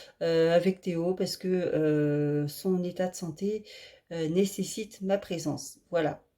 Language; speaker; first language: French; native; French